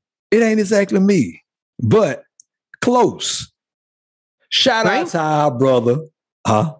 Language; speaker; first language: English; native; English